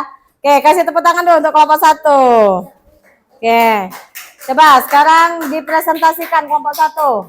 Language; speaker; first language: Indonesian; native; Indonesian